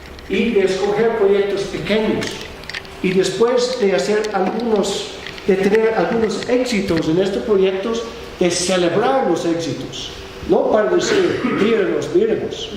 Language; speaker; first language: Spanish; non-native, fluent; English